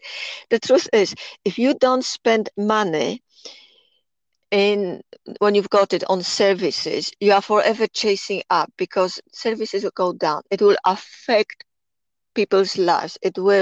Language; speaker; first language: English; non-native, fluent; Polish